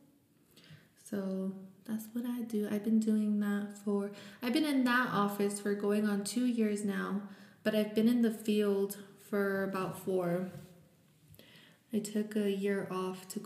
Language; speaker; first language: English; early bilingual, other home language; Spanish